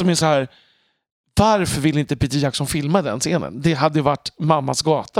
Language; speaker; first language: Swedish; native; Swedish